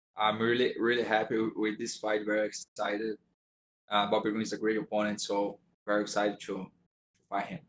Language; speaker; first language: English; non-native, fluent; Portuguese